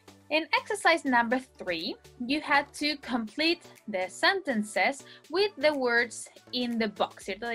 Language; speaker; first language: English; non-native, fluent; Spanish